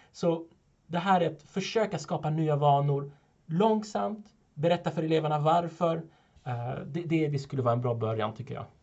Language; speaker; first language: Swedish; non-native, fluent; French